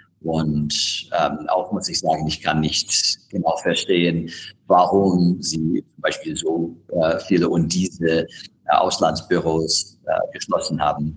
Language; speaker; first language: German; non-native, fluent; English